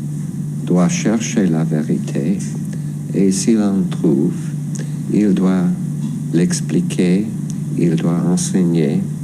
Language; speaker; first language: French; non-native, fluent; English